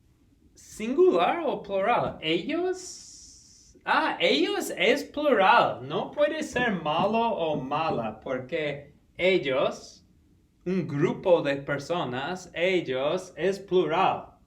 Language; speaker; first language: Spanish; non-native, fluent; English